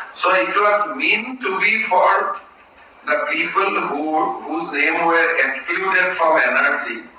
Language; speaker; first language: English; non-native, local second language; Assamese